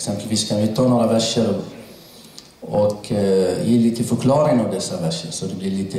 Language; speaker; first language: Swedish; non-native, fluent; Arabic